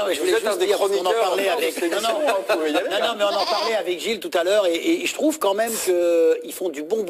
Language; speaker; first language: French; native; French